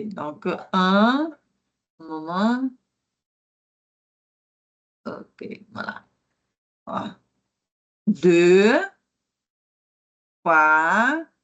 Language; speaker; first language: French; non-native, fluent; Portuguese